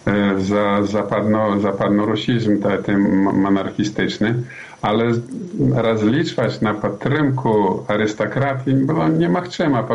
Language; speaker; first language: Polish; non-native, learner; Belarusian